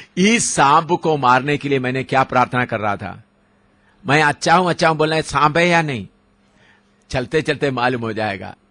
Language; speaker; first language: Hindi; non-native, local second language; Malayalam